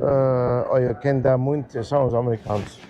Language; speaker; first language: Portuguese; non-native, learner; German